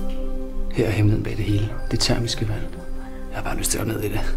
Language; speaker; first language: Danish; native; Danish